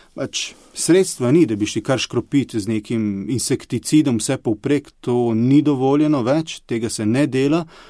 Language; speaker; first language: Slovenian; early bilingual, other home language; Bosnian